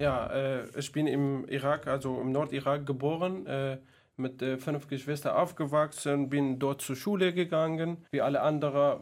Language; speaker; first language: German; non-native, fluent; Kurdish